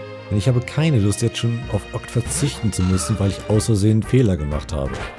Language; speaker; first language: German; native; German